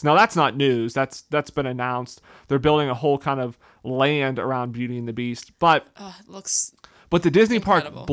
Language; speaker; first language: English; native; English